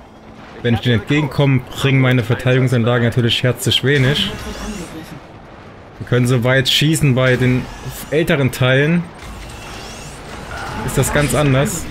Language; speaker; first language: German; native; German